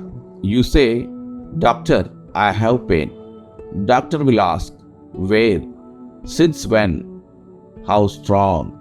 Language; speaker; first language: English; non-native, local second language; Telugu